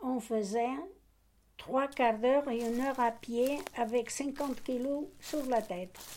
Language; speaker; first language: French; non-native, learner; Portuguese